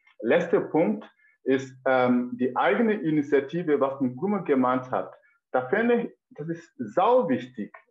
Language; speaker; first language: German; non-native, fluent; Mossi